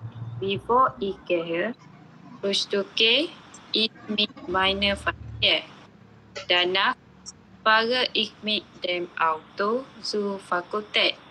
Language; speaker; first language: German; non-native, learner; Malay